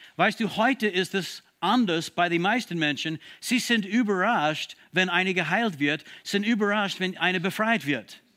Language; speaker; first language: German; non-native, fluent; English